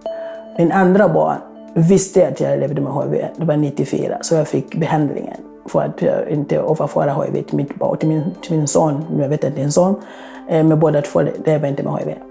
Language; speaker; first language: Swedish; non-native, fluent; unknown